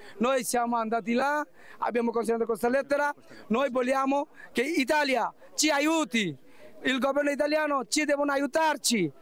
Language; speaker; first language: Italian; non-native, learner; Bangla